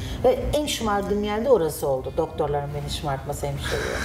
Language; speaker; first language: Turkish; non-native, fluent; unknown